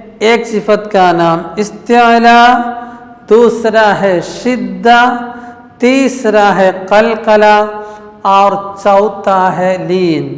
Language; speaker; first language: Urdu; non-native, local second language; Malayalam